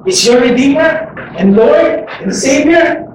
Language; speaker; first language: English; non-native, local second language; Filipino